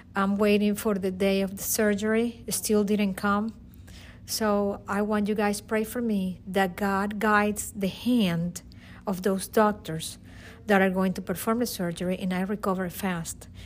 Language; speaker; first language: English; non-native, fluent; Spanish